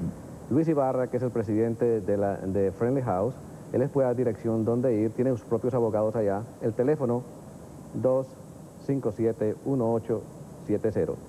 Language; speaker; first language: Spanish; native; Spanish